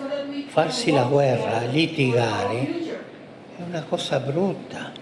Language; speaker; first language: Italian; non-native, fluent; Spanish